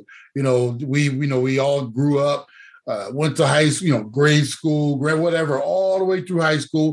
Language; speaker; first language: English; native; English